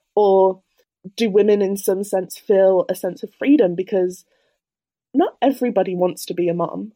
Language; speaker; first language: English; native; English